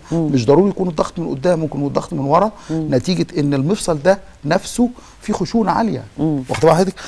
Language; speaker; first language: Arabic; native; Arabic